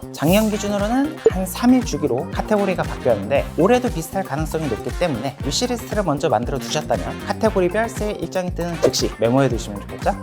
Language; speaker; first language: Korean; native; Korean